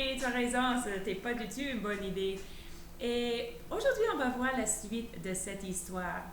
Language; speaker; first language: French; native; French